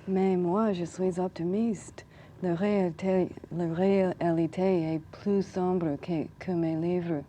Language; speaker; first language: French; non-native, learner; English